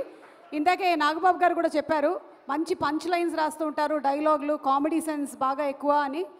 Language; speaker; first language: Telugu; native; Telugu